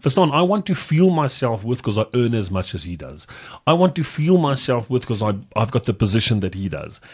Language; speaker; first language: English; non-native, local second language; Afrikaans